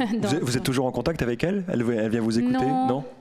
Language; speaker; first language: French; native; French